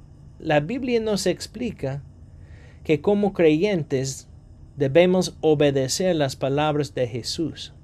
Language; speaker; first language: Spanish; non-native, fluent; English